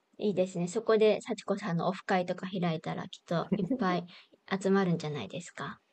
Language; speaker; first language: Japanese; native; Japanese